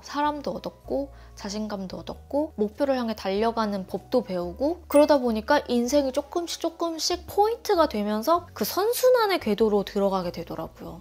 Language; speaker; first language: Korean; native; Korean